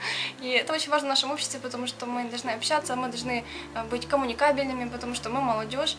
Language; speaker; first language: Russian; native; Russian